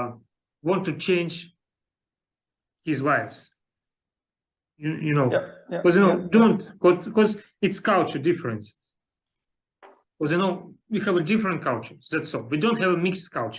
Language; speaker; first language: English; non-native, learner; Russian